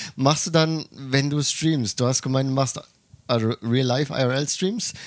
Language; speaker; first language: German; native; German